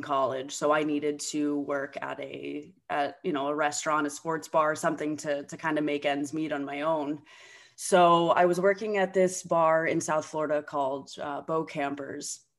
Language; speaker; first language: English; native; English